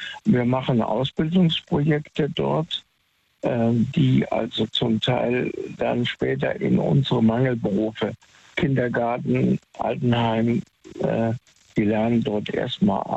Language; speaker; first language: German; native; German